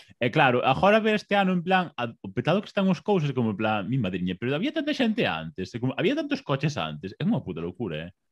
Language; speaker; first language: Galician; non-native, local second language; Spanish